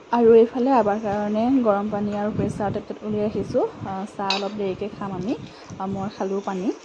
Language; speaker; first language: Assamese; native; Assamese